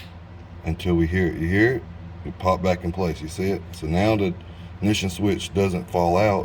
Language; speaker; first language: English; native; English